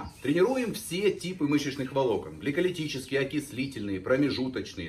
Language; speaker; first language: Russian; native; Russian